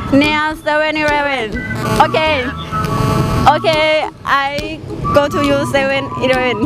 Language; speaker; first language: English; non-native, learner; Thai